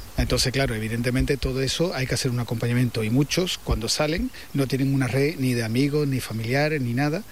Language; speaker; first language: Spanish; native; Spanish